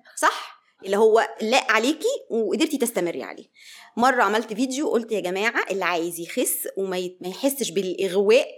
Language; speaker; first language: Arabic; native; Arabic